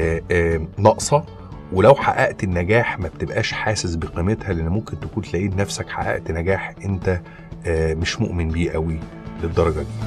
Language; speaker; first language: Arabic; native; Arabic